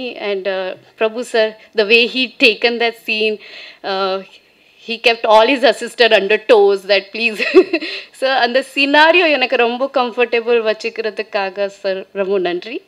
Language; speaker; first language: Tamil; non-native, fluent; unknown